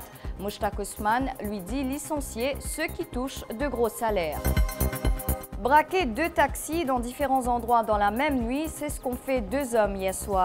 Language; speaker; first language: French; non-native, local second language; Morisyen